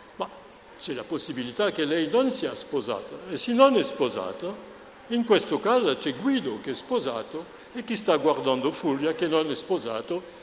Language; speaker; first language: Italian; non-native, fluent; French